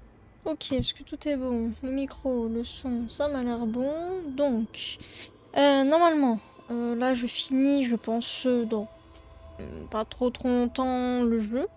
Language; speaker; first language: French; native; French